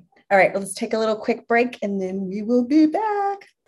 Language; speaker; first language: English; early bilingual, other home language; Spanish